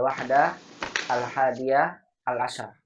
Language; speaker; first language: Arabic; non-native, fluent; Indonesian